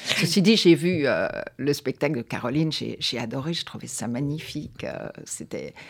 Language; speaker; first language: French; native; French